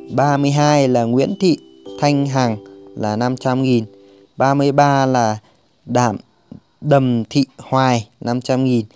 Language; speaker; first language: Vietnamese; native; Vietnamese